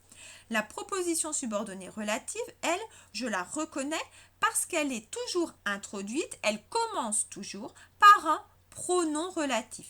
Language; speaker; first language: French; native; French